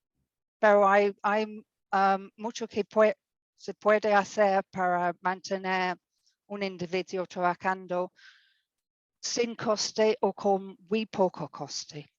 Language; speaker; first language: Spanish; non-native, fluent; English